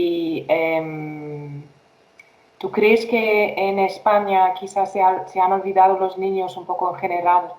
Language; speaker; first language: Spanish; non-native, fluent; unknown